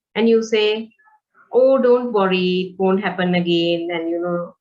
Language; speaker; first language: English; non-native, local second language; Sinhala